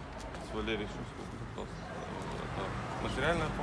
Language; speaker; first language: Russian; native; Russian